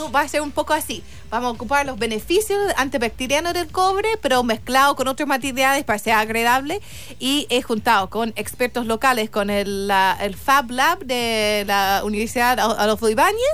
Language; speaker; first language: Spanish; non-native, fluent; English